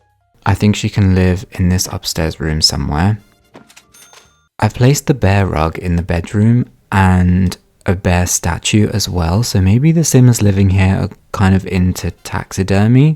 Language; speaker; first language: English; native; English